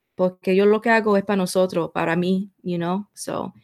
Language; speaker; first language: Spanish; early bilingual, heritage; Spanish